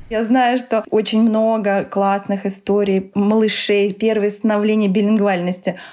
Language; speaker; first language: Russian; non-native, local second language; Tatar